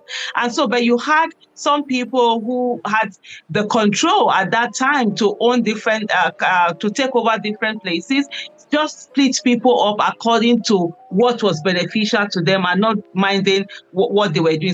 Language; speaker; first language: English; non-native, local second language; Hausa